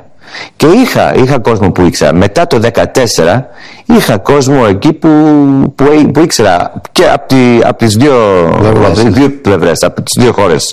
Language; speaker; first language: Greek; early bilingual, heritage; English